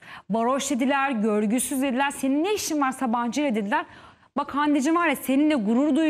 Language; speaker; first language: Turkish; native; Turkish